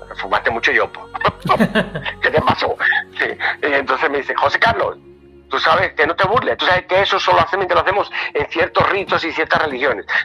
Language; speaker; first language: Spanish; native; Spanish